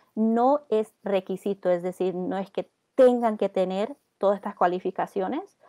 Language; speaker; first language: Spanish; early bilingual, heritage; Spanish